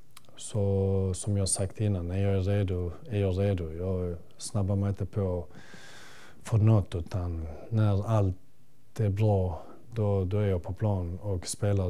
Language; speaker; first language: Swedish; early bilingual, other home language; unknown